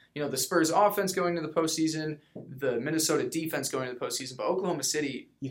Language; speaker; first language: English; native; English